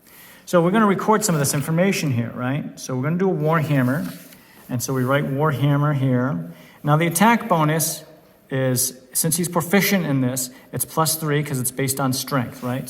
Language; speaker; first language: English; native; English